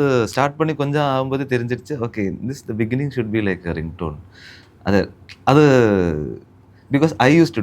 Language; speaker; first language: Tamil; early bilingual, heritage; Tamil